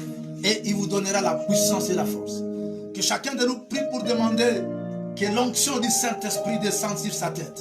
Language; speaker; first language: French; non-native, local second language; Lingala